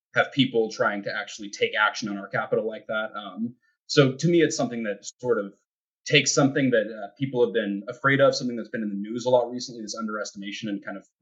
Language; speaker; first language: English; native; English